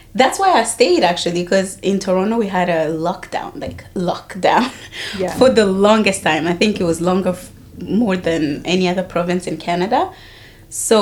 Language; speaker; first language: English; non-native, local second language; Kinyarwanda